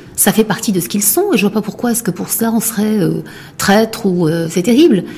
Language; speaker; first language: French; non-native, local second language; Arabic